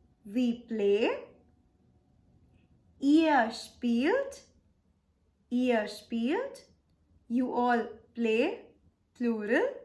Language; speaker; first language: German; non-native, fluent; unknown